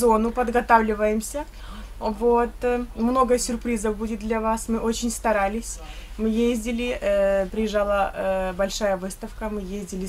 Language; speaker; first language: Russian; native; Russian